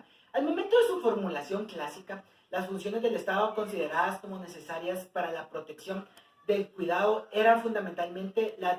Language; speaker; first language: Spanish; native; Spanish